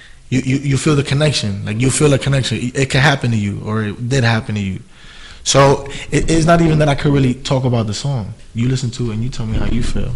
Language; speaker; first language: English; early bilingual, other home language; Spanish